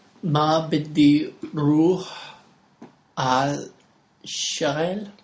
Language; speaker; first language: Arabic; non-native, learner; English